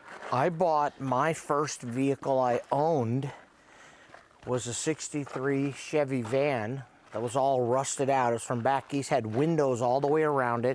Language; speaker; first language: English; native; English